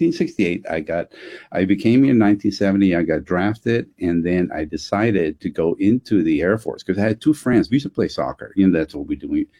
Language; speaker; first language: English; non-native, fluent; Dutch